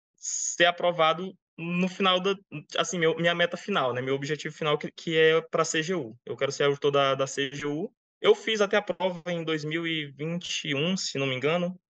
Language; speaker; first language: Portuguese; native; Portuguese